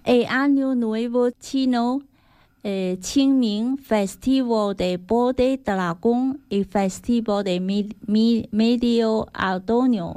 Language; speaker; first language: Spanish; non-native, learner; Chinese